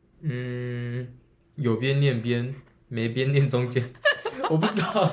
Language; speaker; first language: Chinese; native; Chinese